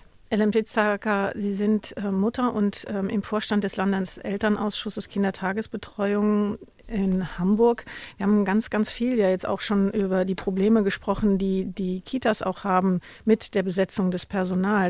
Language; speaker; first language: German; native; German